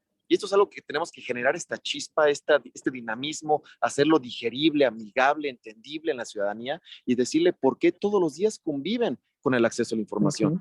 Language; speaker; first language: Spanish; native; Spanish